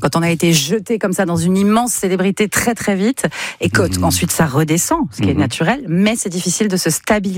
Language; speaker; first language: French; native; French